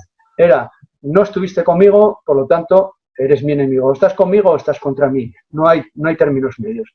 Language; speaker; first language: Spanish; native; Spanish